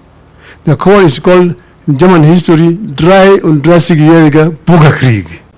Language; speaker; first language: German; non-native, learner; Luo (Kenya and Tanzania)